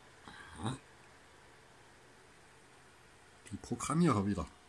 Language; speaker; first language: German; native; German